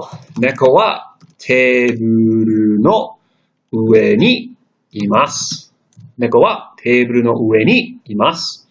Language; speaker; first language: Japanese; non-native, fluent; English